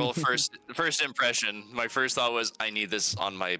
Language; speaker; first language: English; native; English